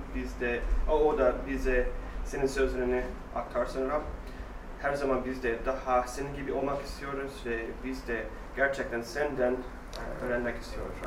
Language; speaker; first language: Turkish; non-native, fluent; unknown